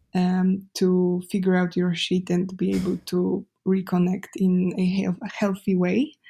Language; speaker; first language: English; non-native, fluent; Polish